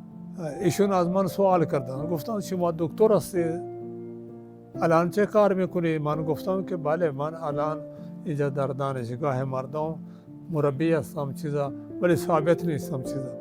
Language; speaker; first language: Persian; non-native, fluent; Urdu